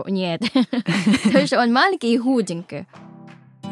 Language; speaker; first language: Russian; non-native, learner; Filipino